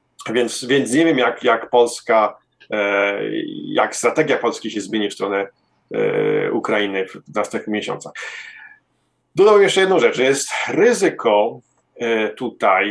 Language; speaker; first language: Polish; early bilingual, heritage; Polish